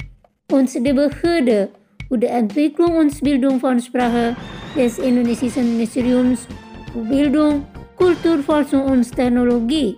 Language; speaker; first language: German; non-native, fluent; Indonesian